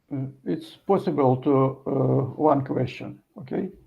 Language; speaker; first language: English; non-native, learner; Ukrainian